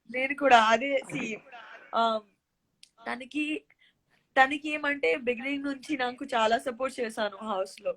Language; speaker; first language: Telugu; non-native, learner; Gujarati